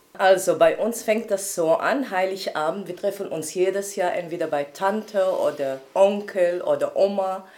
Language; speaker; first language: German; non-native, fluent; Arabic